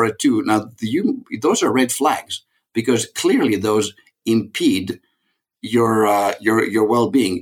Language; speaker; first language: English; non-native, fluent; Greek